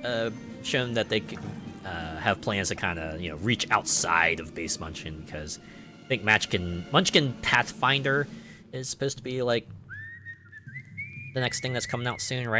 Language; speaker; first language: English; native; English